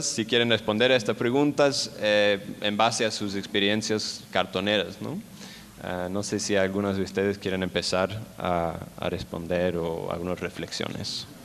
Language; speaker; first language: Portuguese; non-native, learner; Spanish